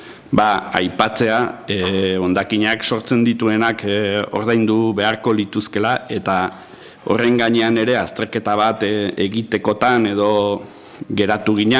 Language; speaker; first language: Basque; native; Basque